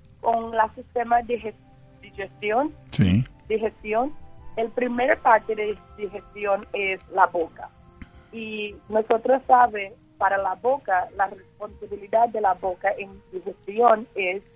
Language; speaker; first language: Spanish; non-native, learner; English